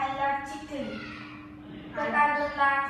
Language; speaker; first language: English; non-native, learner; Vietnamese